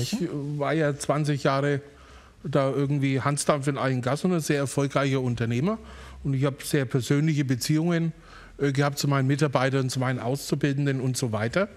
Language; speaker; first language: German; native; German